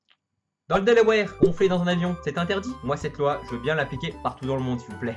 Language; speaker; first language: French; native; French